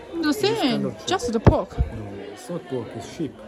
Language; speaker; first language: English; non-native, fluent; Italian